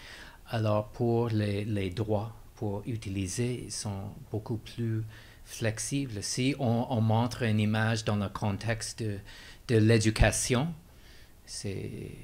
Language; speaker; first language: French; non-native, fluent; English